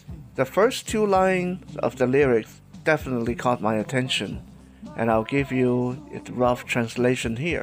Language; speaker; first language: English; non-native, fluent; Chinese